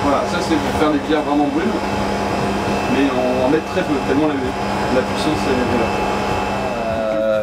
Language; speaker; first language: French; native; French